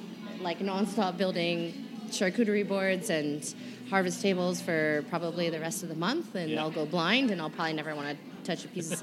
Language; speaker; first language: English; native; English